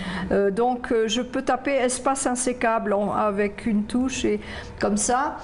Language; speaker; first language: French; native; French